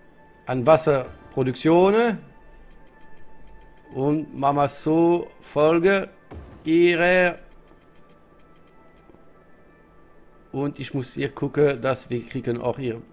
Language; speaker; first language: German; non-native, learner; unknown